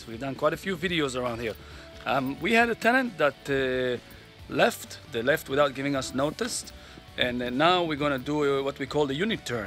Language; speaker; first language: English; non-native, fluent; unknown